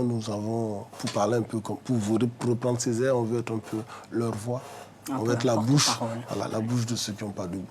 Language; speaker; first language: French; native; French